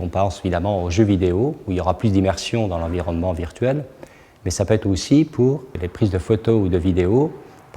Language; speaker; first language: French; native; French